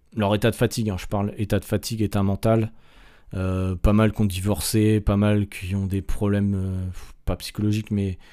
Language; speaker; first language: French; native; French